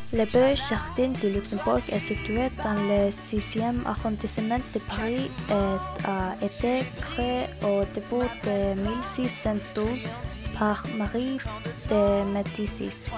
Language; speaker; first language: French; non-native, learner; Icelandic